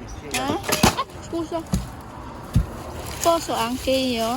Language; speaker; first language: Italian; non-native, learner; Filipino